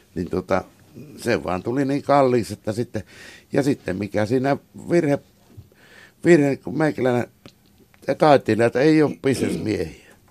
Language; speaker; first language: Finnish; native; Finnish